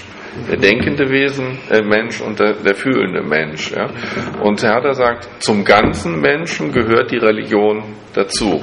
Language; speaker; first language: German; non-native, fluent; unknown